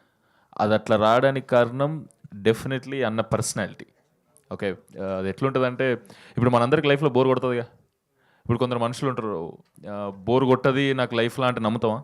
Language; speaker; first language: Telugu; native; Telugu